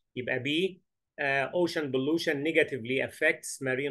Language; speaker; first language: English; non-native, fluent; Arabic